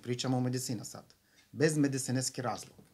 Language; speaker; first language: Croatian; non-native, learner; Arabic